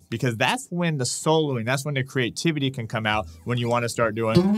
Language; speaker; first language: English; native; English